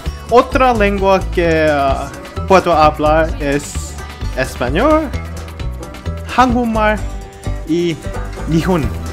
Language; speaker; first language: Spanish; non-native, learner; English